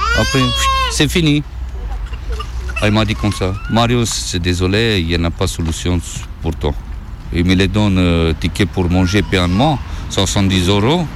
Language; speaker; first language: French; non-native, learner; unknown